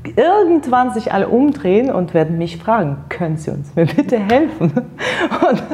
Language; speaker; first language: German; non-native, fluent; Russian